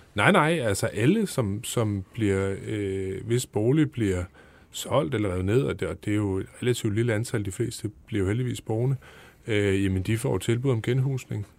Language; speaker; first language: Danish; native; Danish